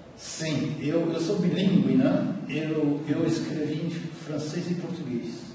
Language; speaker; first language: Portuguese; early bilingual, other home language; French